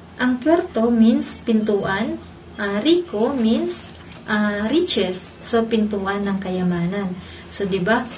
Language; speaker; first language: Filipino; non-native, local second language; Cebuano